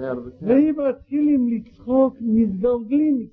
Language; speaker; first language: Hebrew; non-native, learner; Russian